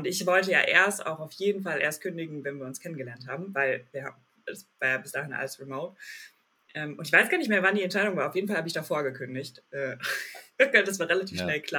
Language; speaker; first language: German; native; German